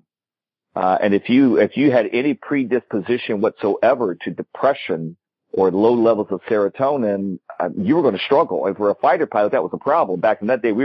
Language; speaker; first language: English; native; English